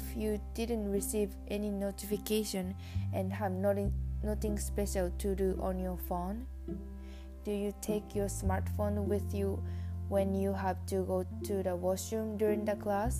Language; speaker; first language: English; non-native, learner; Japanese